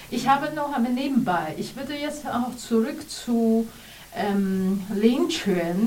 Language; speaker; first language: German; non-native, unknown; Chinese